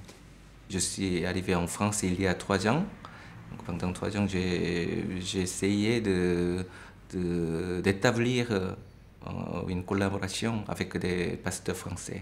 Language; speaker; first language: French; non-native, fluent; Korean